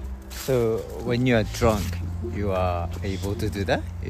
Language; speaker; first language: English; non-native, fluent; Korean